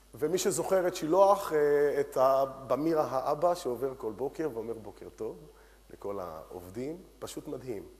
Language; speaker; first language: Hebrew; early bilingual, other home language; Romanian